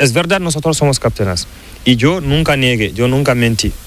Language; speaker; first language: Spanish; non-native, learner; Fula